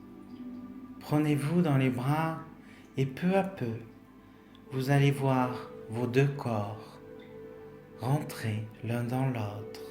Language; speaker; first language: French; native; French